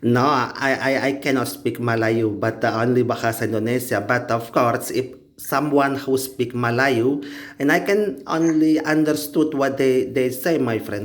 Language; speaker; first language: English; non-native, learner; Indonesian